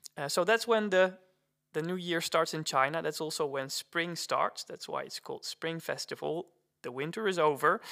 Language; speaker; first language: English; non-native, fluent; Dutch